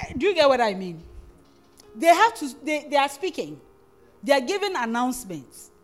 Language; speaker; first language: English; non-native, local second language; Akan